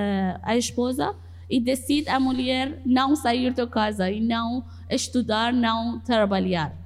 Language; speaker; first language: Portuguese; non-native, fluent; Persian